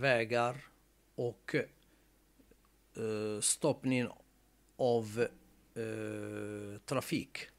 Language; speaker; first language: Swedish; non-native, fluent; Arabic